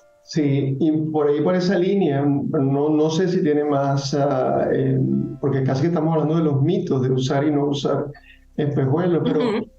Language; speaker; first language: Spanish; native; Spanish